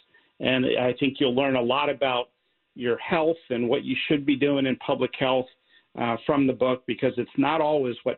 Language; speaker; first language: English; native; English